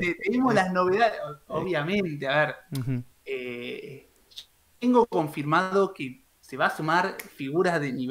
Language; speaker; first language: Spanish; native; Spanish